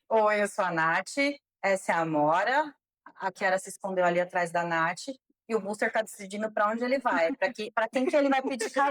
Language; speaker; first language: Portuguese; native; Portuguese